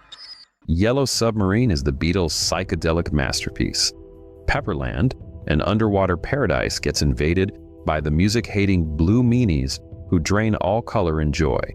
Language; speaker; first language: English; native; English